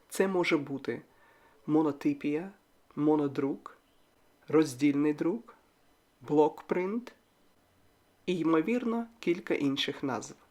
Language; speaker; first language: Ukrainian; non-native, local second language; Russian